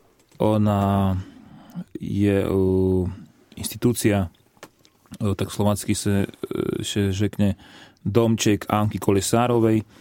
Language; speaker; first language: Polish; non-native, learner; Slovak